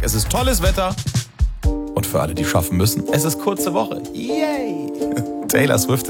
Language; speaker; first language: German; native; German